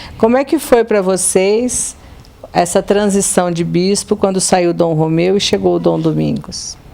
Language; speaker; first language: Portuguese; native; Portuguese